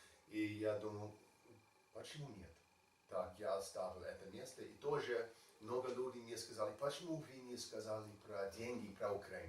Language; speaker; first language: Russian; non-native, learner; English